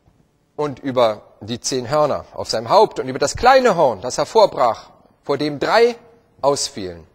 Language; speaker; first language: German; native; German